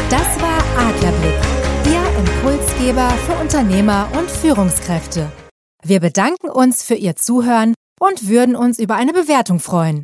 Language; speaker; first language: German; native; German